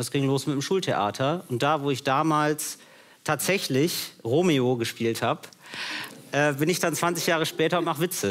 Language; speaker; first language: German; native; German